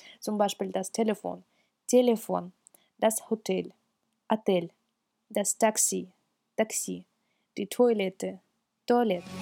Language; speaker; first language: German; non-native, fluent; Russian